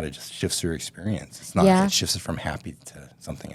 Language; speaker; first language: English; native; English